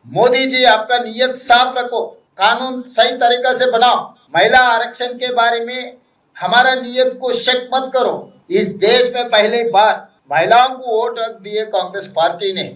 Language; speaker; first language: Hindi; non-native, local second language; Telugu